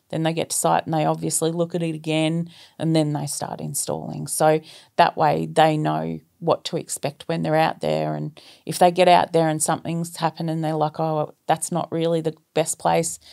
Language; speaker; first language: English; native; English